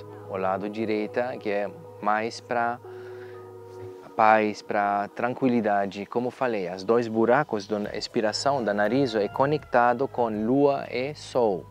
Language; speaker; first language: Portuguese; non-native, learner; German